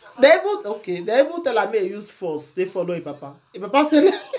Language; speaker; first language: Nigerian Pidgin; native; Nigerian Pidgin